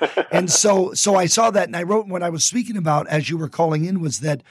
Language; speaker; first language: English; native; English